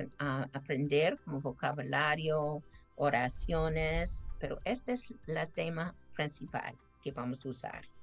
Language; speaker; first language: Spanish; non-native, fluent; English